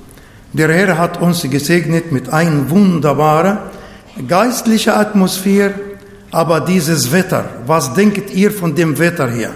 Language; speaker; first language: German; non-native, learner; Arabic